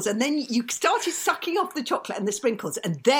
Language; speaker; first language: English; native; English